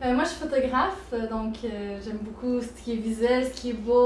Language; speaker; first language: French; early bilingual, other home language; Spanish